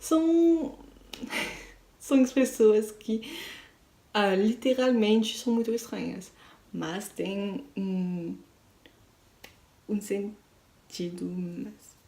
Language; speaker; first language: Portuguese; non-native, learner; French